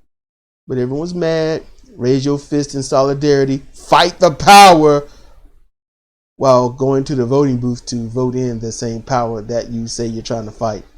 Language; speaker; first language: English; native; English